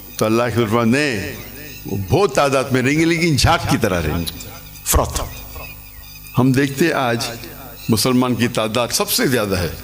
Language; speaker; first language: Urdu; non-native, local second language; English